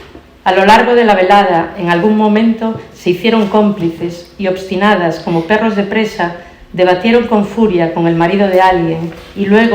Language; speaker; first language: Spanish; native; Spanish